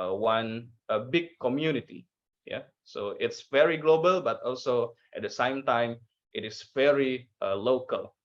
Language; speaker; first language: English; non-native, learner; Indonesian